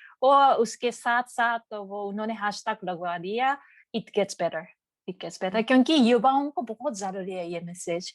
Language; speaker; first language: Hindi; non-native, learner; Japanese